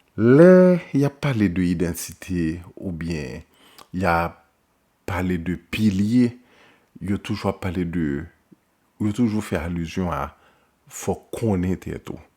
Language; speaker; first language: French; non-native, local second language; Haitian Creole